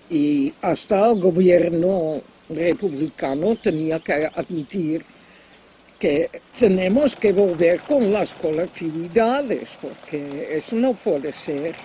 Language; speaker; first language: Spanish; non-native, fluent; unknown